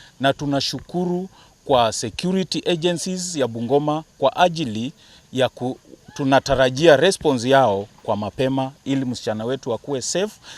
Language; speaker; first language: Swahili; non-native, local second language; Luyia